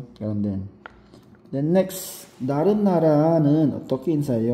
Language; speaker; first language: Korean; non-native, fluent; Filipino